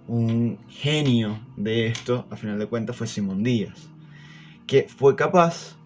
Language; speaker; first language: Spanish; native; Spanish